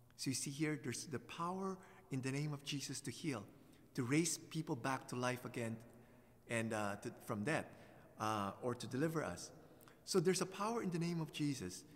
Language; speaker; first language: English; non-native, local second language; Filipino